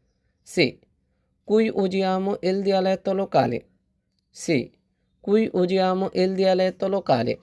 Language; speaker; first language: Italian; non-native, fluent; Bangla